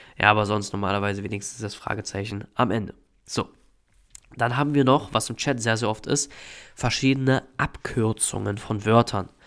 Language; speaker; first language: German; native; German